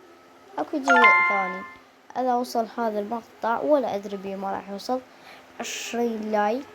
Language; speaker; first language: Arabic; native; Arabic